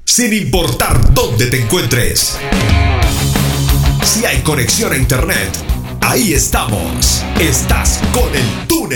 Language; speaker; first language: Spanish; native; Spanish